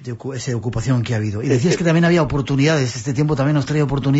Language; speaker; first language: Spanish; native; Spanish